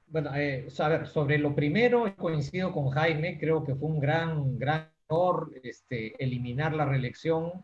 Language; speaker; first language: Spanish; native; Spanish